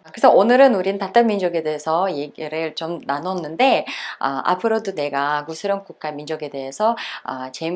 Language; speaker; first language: Korean; non-native, fluent; Uzbek